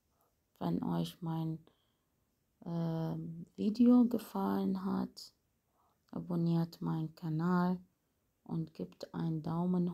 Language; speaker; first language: German; non-native, fluent; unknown